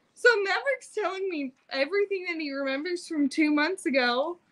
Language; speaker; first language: English; native; English